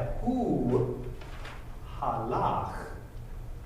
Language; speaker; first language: Hebrew; non-native, fluent; English